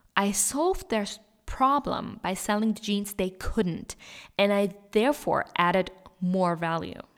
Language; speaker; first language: English; non-native, fluent; German